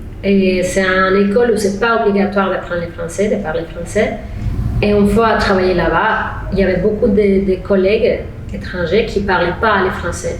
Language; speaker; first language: French; non-native, fluent; Spanish